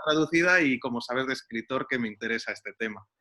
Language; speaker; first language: Spanish; native; Spanish